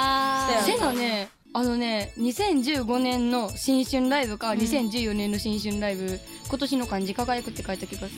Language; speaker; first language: Japanese; native; Japanese